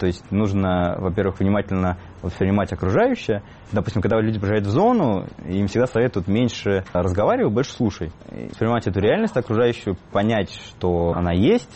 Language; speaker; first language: Russian; native; Russian